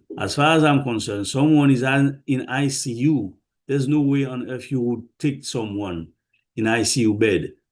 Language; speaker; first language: English; non-native, fluent; Haitian Creole